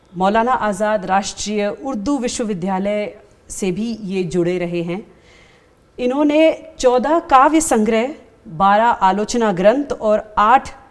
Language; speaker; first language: Hindi; native; Hindi